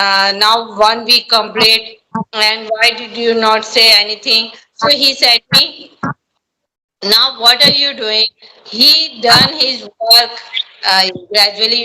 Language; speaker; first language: English; non-native, learner; Hindi